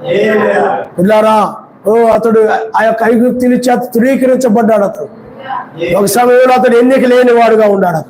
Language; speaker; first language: Telugu; native; Telugu